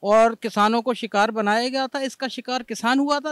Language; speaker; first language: Hindi; native; Hindi